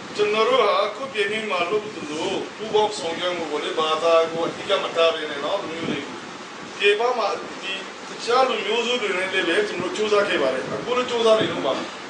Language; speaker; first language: Burmese; non-native, local second language; Kachin